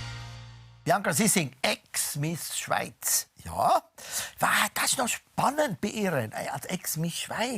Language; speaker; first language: German; native; German